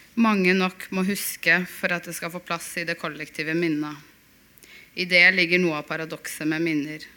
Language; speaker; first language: Norwegian; early bilingual, other home language; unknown